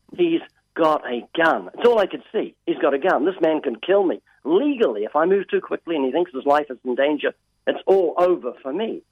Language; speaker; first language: English; native; English